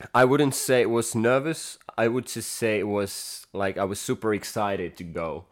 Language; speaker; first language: English; non-native, fluent; Finnish